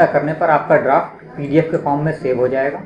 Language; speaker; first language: Hindi; native; Hindi